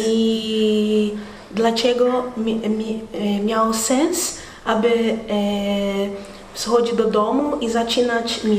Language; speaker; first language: Polish; non-native, learner; Portuguese